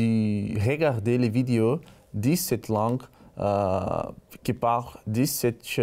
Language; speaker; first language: French; non-native, learner; Portuguese